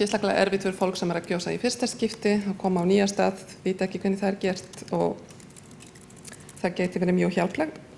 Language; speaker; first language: Icelandic; non-native, fluent; Polish